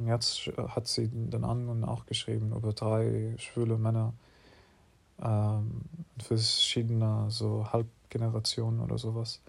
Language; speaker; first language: German; non-native, learner; English